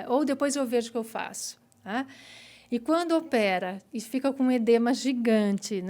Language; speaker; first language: Portuguese; native; Portuguese